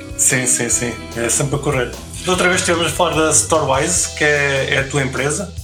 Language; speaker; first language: Portuguese; non-native, fluent; Dutch